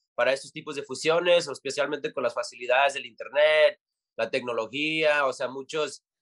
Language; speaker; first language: Spanish; early bilingual, heritage; Spanish